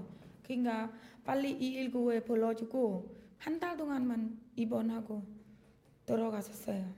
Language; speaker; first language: Korean; non-native, learner; Khmer